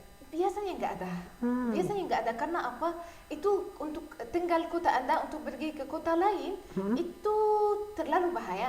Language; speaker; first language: Indonesian; non-native, learner; Arabic